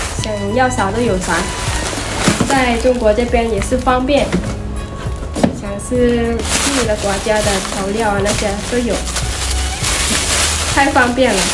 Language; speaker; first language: Chinese; non-native, fluent; Lao